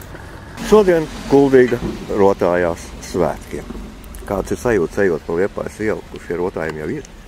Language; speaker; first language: Latvian; native; Latvian